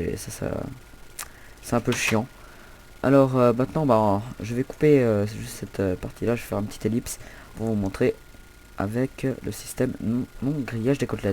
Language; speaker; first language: French; native; French